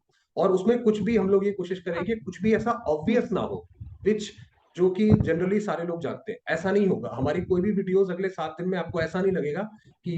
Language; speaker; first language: Hindi; native; Hindi